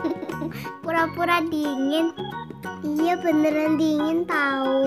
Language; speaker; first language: Indonesian; early bilingual, other home language; Korean